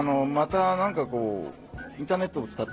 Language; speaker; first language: Japanese; native; Japanese